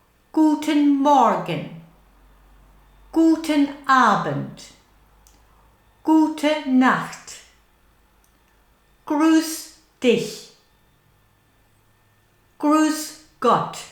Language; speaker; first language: German; non-native, fluent; English